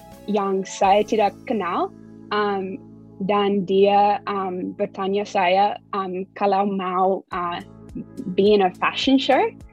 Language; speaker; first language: Indonesian; non-native, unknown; English